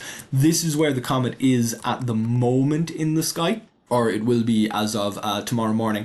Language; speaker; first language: English; native; English